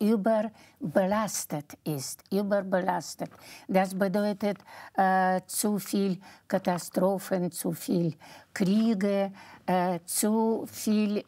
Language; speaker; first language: German; non-native, fluent; Russian